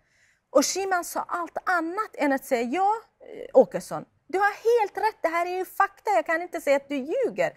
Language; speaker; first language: Swedish; non-native, fluent; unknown